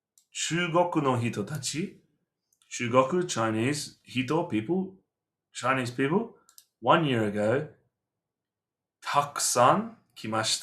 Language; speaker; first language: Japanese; non-native, fluent; English